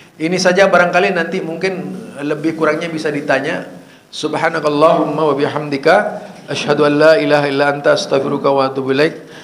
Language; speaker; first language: Indonesian; non-native, local second language; Madurese